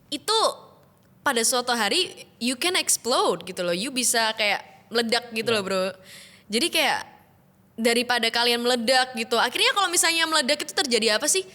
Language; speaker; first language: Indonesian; native; Indonesian